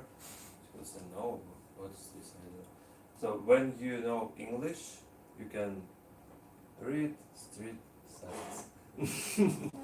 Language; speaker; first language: English; non-native, learner; Russian